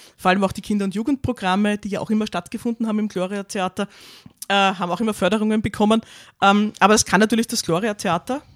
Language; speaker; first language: German; native; German